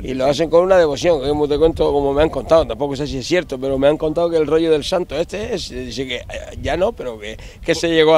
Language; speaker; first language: Spanish; native; Spanish